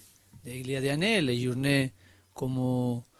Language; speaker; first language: French; non-native, learner; Spanish